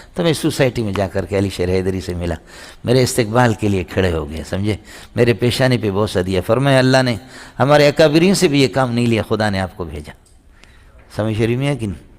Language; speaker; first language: Urdu; non-native, local second language; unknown